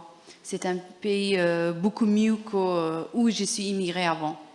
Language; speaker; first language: French; non-native, learner; Persian